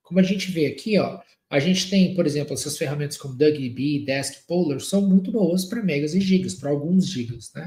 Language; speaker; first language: Portuguese; native; Portuguese